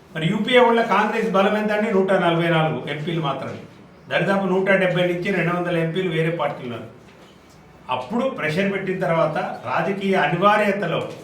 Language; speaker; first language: Telugu; native; Telugu